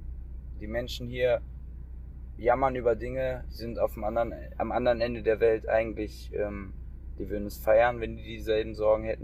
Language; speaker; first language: German; native; German